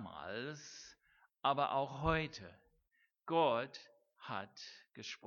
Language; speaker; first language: German; non-native, fluent; English